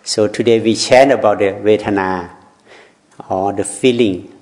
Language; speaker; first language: English; non-native, learner; Thai